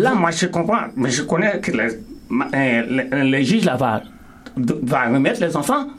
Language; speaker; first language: French; non-native, local second language; Haitian Creole